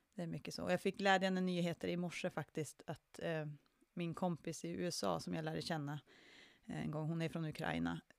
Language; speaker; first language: Swedish; native; Swedish